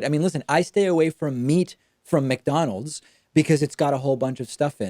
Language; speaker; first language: English; native; English